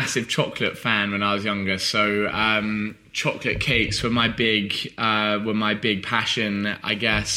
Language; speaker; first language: English; native; English